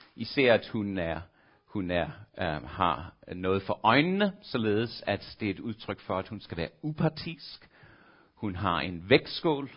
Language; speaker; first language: Danish; non-native, fluent; English